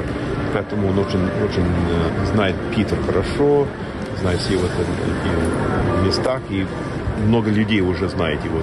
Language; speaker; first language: Russian; non-native, fluent; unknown